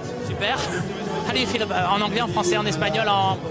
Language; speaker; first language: French; native; French